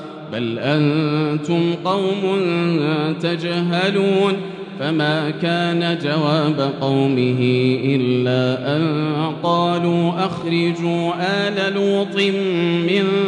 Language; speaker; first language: Arabic; native; Arabic